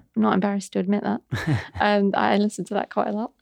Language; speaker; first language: English; native; English